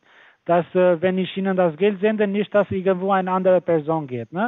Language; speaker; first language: German; non-native, fluent; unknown